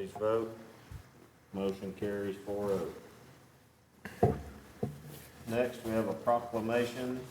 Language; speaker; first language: English; native; English